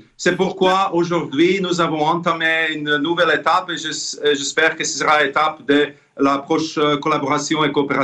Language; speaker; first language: French; non-native, fluent; Slovak